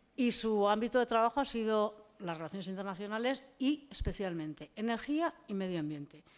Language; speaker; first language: Spanish; native; Spanish